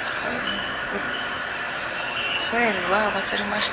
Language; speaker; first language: Japanese; non-native, learner; Cebuano